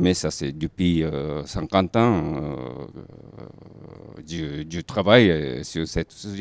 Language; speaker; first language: French; non-native, learner; Japanese